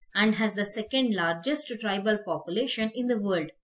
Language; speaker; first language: English; non-native, local second language; Kannada